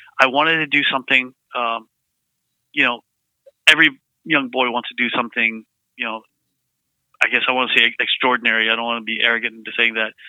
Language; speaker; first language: English; early bilingual, other home language; Vietnamese